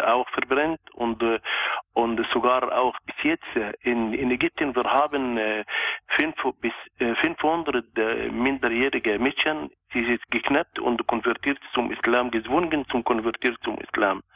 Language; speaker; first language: German; non-native, local second language; Arabic